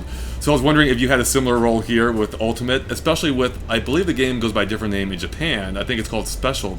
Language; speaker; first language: English; native; English